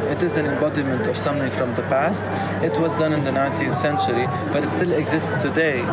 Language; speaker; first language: English; non-native, fluent; Arabic